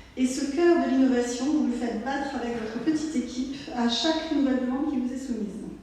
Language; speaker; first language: French; native; French